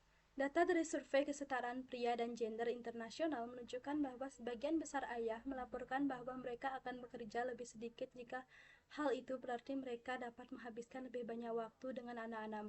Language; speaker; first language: Indonesian; non-native, local second language; Balinese